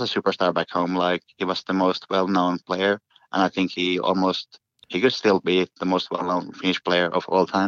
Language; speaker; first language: English; non-native, fluent; Finnish